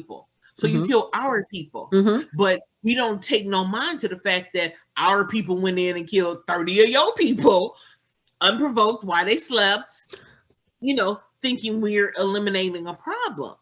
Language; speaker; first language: English; native; English